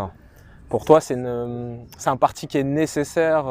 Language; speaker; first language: French; native; French